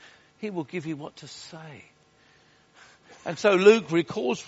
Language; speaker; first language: English; native; English